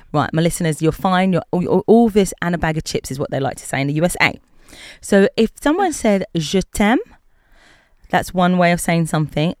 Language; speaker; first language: English; native; English